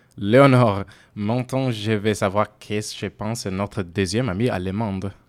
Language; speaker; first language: French; non-native, fluent; Italian